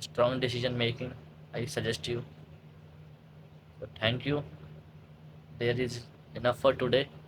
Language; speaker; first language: English; non-native, learner; Hindi